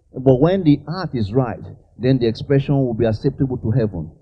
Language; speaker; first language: English; non-native, local second language; Yoruba